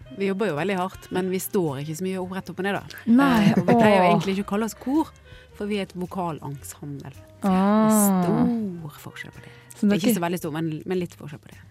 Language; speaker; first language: Norwegian; native; Norwegian